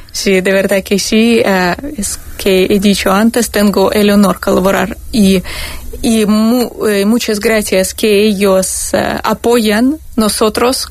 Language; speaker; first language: Spanish; non-native, fluent; Russian